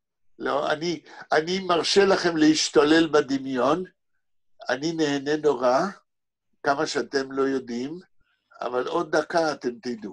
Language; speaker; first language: Hebrew; native; Hebrew